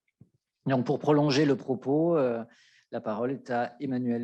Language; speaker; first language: French; native; French